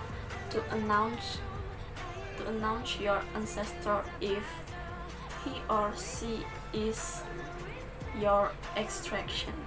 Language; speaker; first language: English; non-native, learner; Balinese